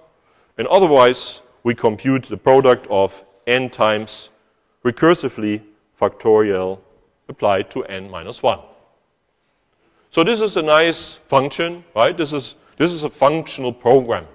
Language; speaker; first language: English; non-native, fluent; German